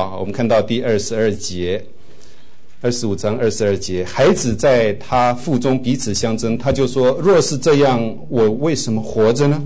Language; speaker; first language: Chinese; native; Chinese